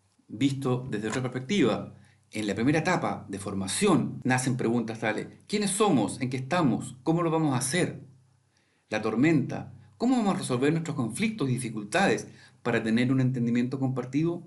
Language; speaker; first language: Spanish; native; Spanish